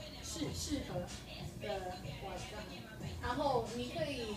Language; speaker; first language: Chinese; non-native, learner; Spanish